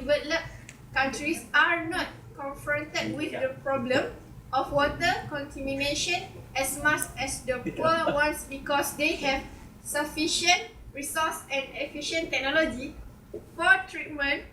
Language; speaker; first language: English; non-native, learner; Malay